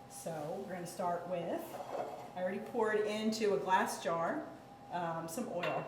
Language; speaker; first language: English; native; English